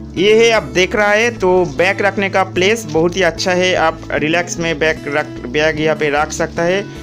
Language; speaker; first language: Hindi; non-native, local second language; Odia